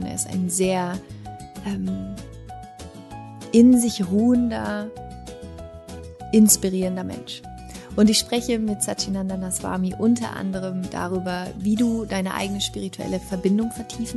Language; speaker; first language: German; native; German